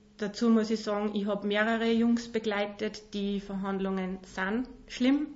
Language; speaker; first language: German; native; German